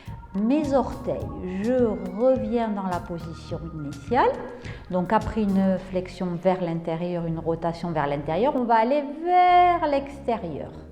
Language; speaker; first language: French; native; French